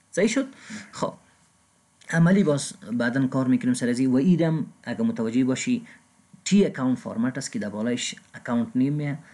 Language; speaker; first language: Persian; non-native, local second language; Pashto